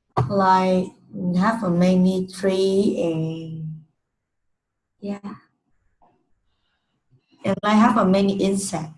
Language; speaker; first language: English; non-native, learner; Vietnamese